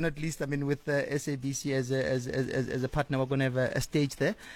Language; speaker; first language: English; non-native, local second language; Tsonga